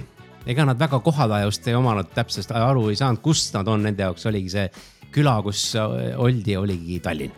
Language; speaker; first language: Estonian; native; Estonian